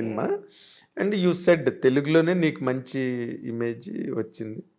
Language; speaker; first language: Telugu; native; Telugu